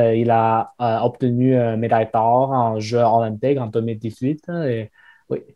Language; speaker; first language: French; non-native, fluent; Chinese